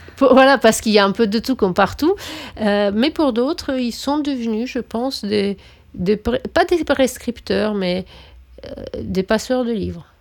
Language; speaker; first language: French; non-native, fluent; Romanian